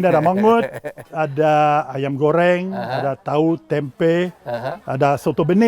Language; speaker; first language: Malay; non-native, fluent; French